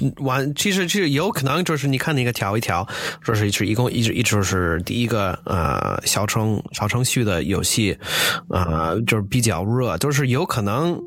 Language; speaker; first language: Chinese; non-native, fluent; English